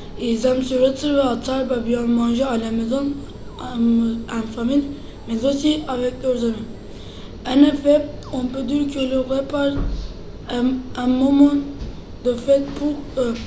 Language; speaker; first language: French; non-native, learner; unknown